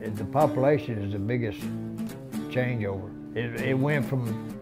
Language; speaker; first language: English; native; English